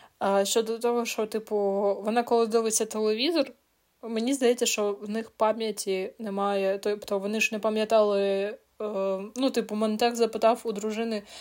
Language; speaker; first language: Ukrainian; non-native, local second language; Russian